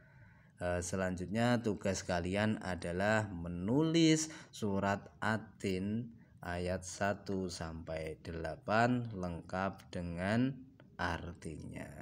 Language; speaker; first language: Indonesian; native; Indonesian